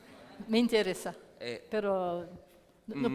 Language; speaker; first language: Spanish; non-native, learner; French